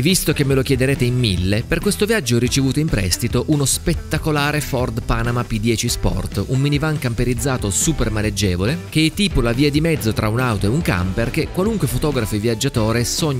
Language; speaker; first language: Italian; native; Italian